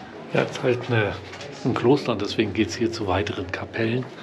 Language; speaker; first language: German; native; German